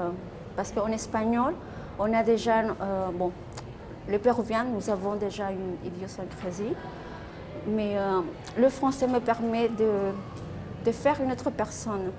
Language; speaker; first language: French; non-native, fluent; Spanish